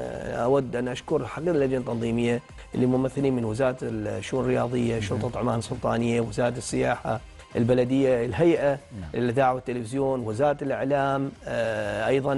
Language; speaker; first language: Arabic; native; Arabic